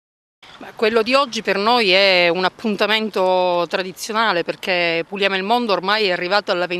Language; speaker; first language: Italian; native; Italian